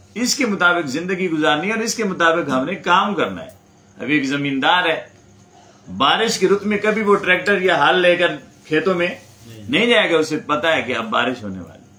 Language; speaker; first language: Urdu; non-native, local second language; Punjabi